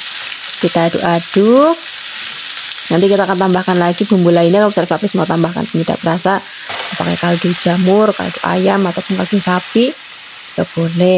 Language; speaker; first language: Indonesian; native; Indonesian